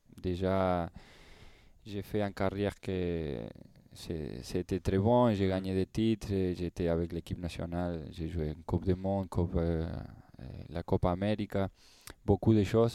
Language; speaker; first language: French; non-native, learner; Spanish